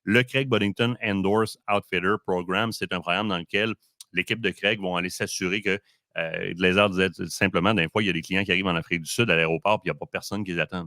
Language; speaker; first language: French; native; French